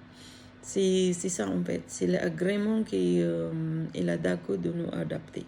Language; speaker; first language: French; non-native, learner; Filipino